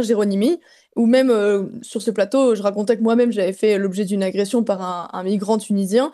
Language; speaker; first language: French; native; French